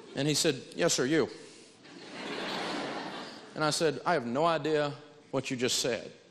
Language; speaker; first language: English; native; English